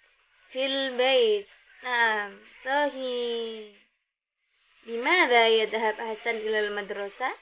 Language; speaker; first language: Arabic; non-native, learner; Indonesian